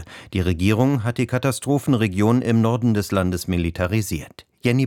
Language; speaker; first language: German; native; German